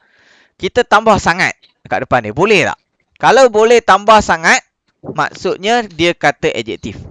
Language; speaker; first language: Malay; native; Malay